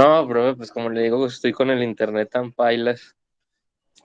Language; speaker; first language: Spanish; native; Spanish